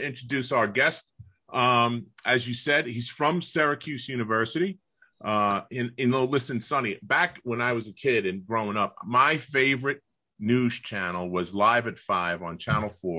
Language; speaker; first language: English; native; English